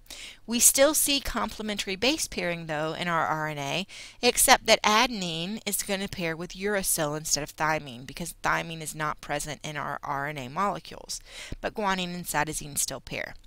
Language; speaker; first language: English; native; English